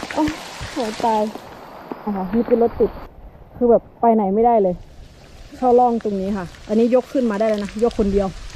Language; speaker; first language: Thai; non-native, local second language; S'gaw Karen